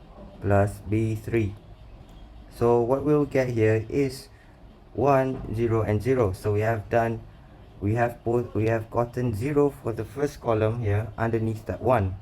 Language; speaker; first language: English; non-native, local second language; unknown